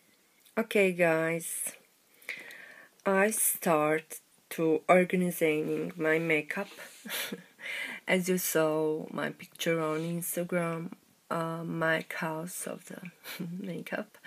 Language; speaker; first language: English; non-native, learner; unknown